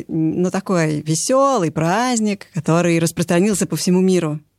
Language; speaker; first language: Russian; native; Russian